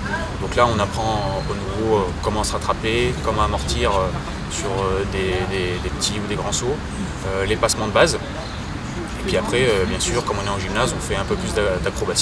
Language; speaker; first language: French; native; French